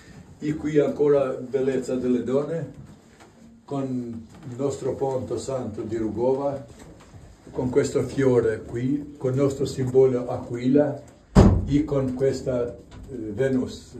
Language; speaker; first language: Italian; non-native, learner; Albanian